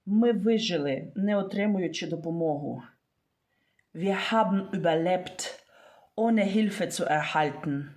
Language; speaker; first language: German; non-native, fluent; Ukrainian